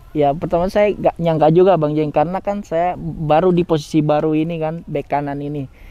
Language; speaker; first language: Indonesian; native; Indonesian